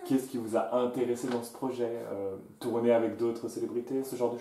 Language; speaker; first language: French; native; French